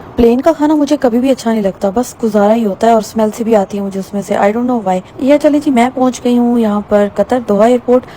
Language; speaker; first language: Urdu; native; Urdu